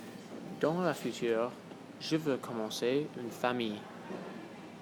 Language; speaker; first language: French; non-native, local second language; English